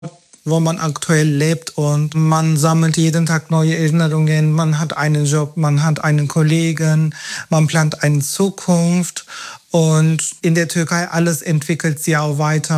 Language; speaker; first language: German; non-native, fluent; Turkish